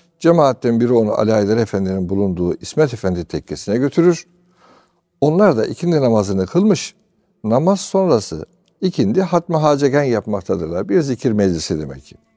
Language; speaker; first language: Turkish; native; Turkish